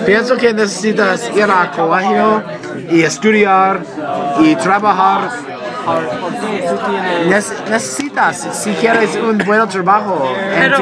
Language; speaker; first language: Spanish; non-native, learner; English